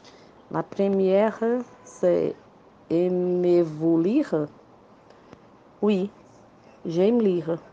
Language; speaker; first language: French; non-native, learner; Portuguese